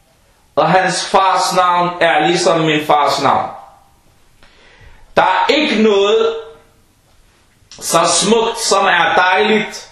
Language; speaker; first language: Danish; early bilingual, other home language; Arabic